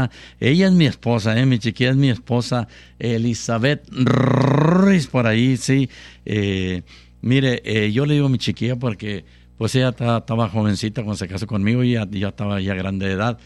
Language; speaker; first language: Spanish; native; Spanish